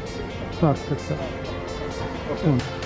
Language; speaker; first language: Japanese; non-native, fluent; English